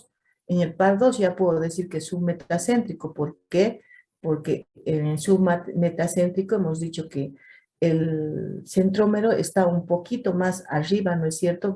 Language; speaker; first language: Spanish; native; Spanish